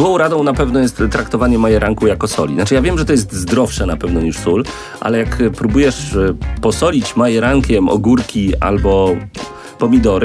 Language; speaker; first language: Polish; native; Polish